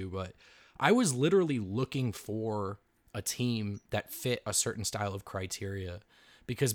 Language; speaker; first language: English; native; English